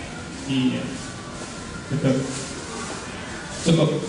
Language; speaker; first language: Indonesian; native; Indonesian